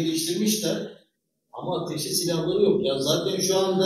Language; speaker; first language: Turkish; native; Turkish